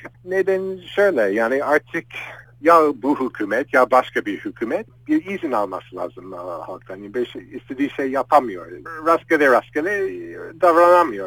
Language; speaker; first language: Turkish; non-native, fluent; English